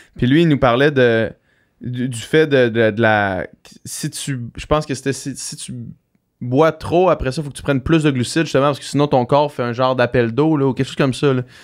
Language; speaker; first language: French; native; French